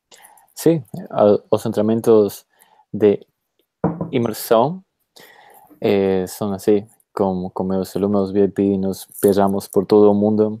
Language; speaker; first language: Portuguese; non-native, fluent; Spanish